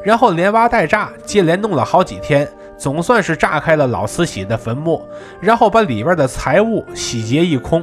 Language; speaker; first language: Chinese; native; Chinese